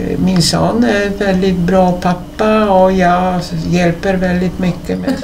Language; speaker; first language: Swedish; non-native, fluent; Polish